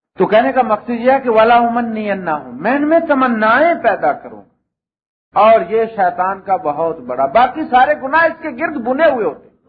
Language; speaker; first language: Urdu; non-native, local second language; Punjabi